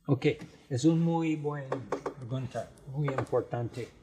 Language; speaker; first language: Spanish; non-native, fluent; English